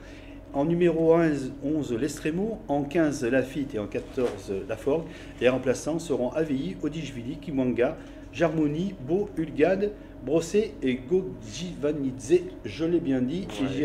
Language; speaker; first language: French; native; French